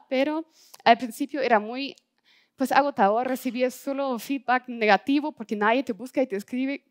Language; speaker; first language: Spanish; non-native, fluent; German